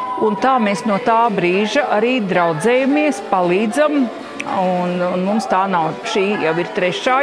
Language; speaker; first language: Latvian; native; Latvian